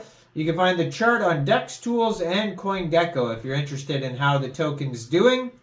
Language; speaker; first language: English; native; English